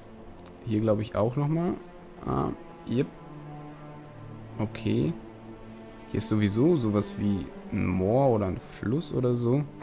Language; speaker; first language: German; native; German